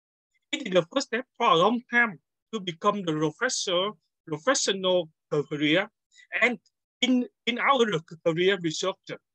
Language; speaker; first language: English; non-native, learner; Vietnamese